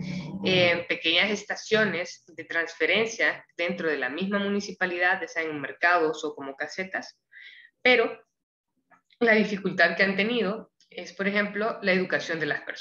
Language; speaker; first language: Spanish; native; Spanish